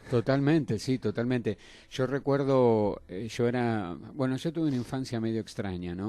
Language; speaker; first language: Spanish; native; Spanish